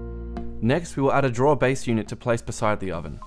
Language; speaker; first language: English; native; English